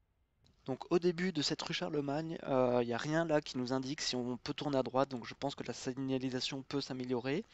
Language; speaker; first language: French; native; French